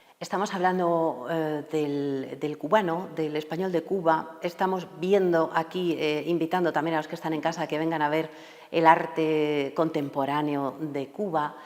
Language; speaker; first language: Spanish; native; Spanish